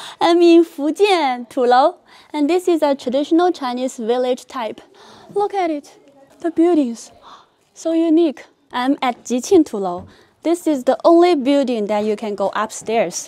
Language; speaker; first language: English; non-native, fluent; Chinese